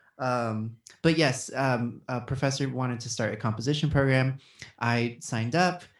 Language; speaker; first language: English; early bilingual, other home language; Spanish